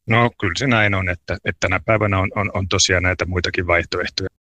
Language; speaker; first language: Finnish; native; Finnish